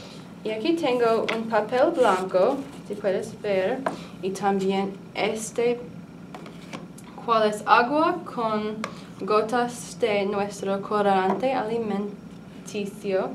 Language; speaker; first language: Spanish; non-native, learner; English